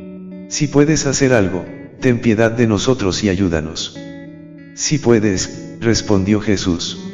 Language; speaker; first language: Spanish; native; Spanish